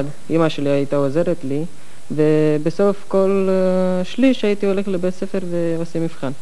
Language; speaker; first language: Hebrew; non-native, fluent; Romanian